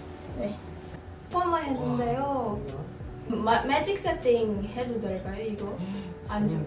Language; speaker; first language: Korean; non-native, learner; Filipino